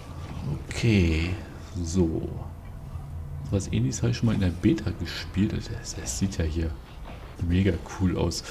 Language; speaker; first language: German; native; German